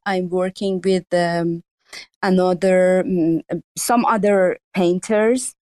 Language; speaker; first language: English; non-native, learner; Persian